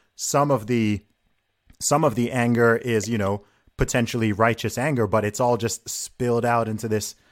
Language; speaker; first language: English; native; English